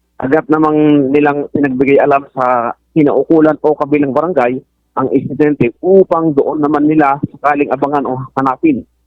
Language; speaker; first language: Filipino; native; Filipino